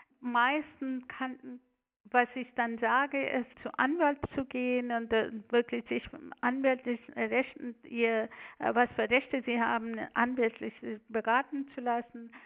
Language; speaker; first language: German; non-native, fluent; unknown